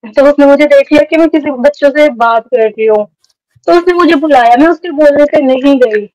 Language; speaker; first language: Hindi; native; Hindi